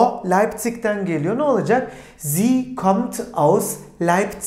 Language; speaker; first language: German; non-native, fluent; Turkish